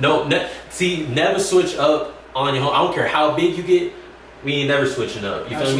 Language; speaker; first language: English; native; English